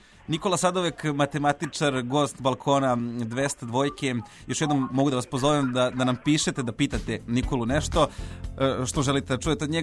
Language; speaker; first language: Serbian; native; Serbian